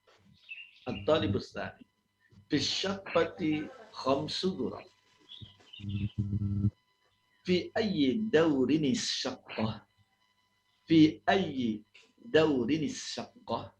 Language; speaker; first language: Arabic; non-native, fluent; Indonesian